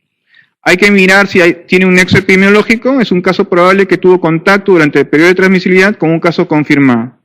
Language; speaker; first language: Spanish; native; Spanish